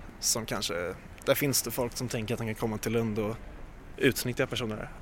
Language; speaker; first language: Swedish; native; Swedish